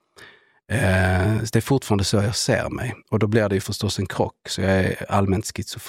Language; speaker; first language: Swedish; native; Swedish